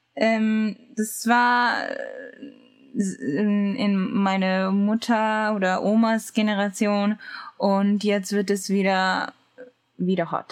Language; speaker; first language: German; non-native, learner; Japanese